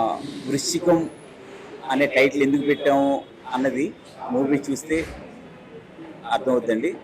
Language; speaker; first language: Telugu; native; Telugu